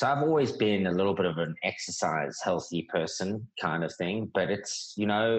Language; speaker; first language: English; native; English